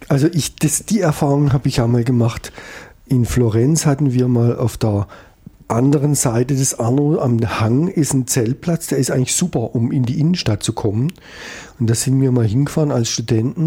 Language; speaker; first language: German; native; German